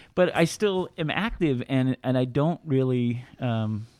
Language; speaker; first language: English; native; English